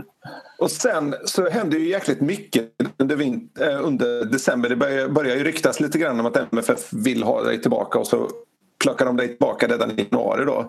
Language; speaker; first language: Swedish; native; Swedish